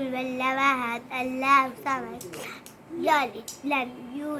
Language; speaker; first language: Hindi; non-native, local second language; Punjabi